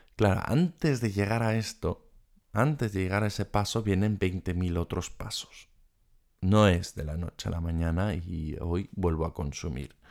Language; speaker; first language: Spanish; non-native, fluent; German